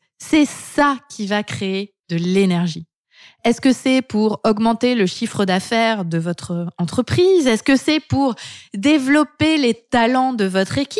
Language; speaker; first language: French; native; French